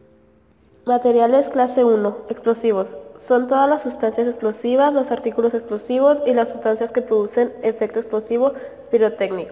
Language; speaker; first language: Spanish; native; Spanish